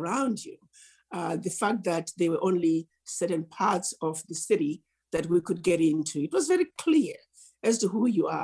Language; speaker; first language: English; non-native, local second language; Shona